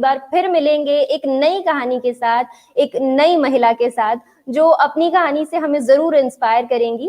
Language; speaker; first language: Hindi; native; Hindi